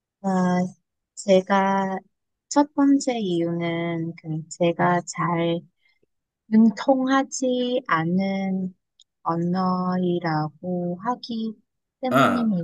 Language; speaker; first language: Korean; non-native, learner; Vietnamese